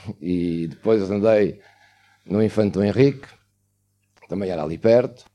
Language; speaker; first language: Portuguese; native; Portuguese